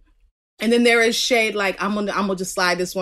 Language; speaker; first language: English; native; English